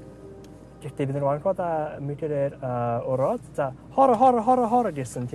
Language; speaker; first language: Mongolian; non-native, learner; English